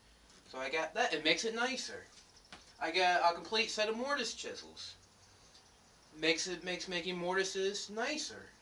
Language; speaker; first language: English; native; English